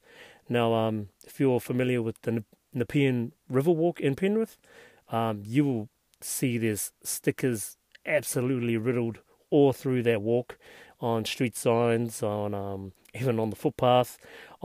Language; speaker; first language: English; native; English